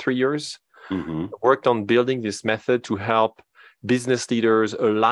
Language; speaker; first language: English; non-native, fluent; French